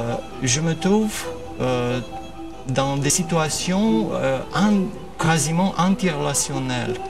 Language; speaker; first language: French; non-native, fluent; Romanian